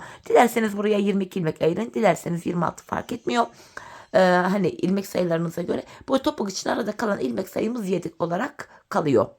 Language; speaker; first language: Turkish; native; Turkish